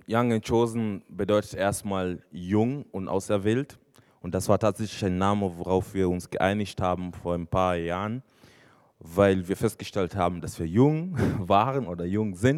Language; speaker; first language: German; non-native, fluent; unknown